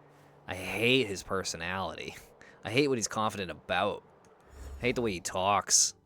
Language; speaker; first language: English; native; English